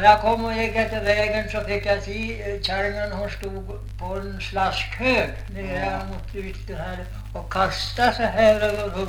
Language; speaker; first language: Swedish; native; Swedish